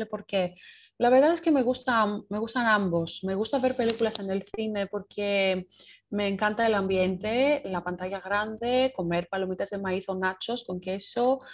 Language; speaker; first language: Spanish; non-native, fluent; Greek